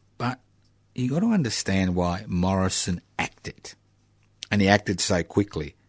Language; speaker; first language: English; early bilingual, other home language; Italian